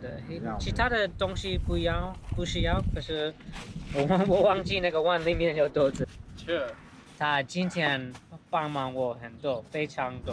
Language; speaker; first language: Chinese; non-native, learner; English